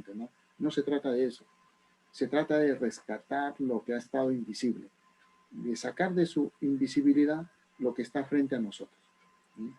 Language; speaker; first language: Spanish; native; Spanish